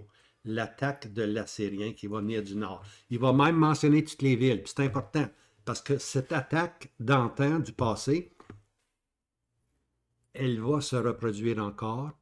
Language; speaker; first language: French; native; French